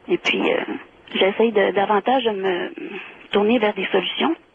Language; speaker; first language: French; native; French